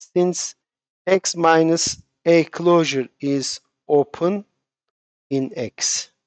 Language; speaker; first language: English; non-native, fluent; Turkish